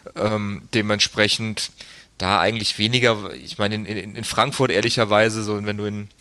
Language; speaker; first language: German; native; German